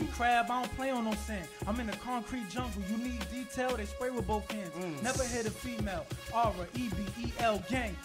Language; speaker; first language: English; native; English